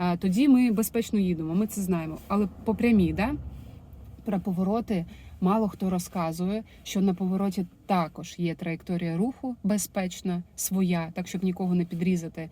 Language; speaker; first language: Ukrainian; non-native, local second language; Russian